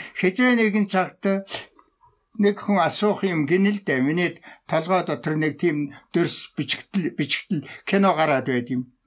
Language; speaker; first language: Mongolian; non-native, local second language; Tuvinian